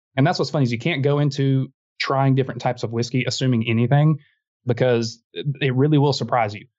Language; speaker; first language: English; native; English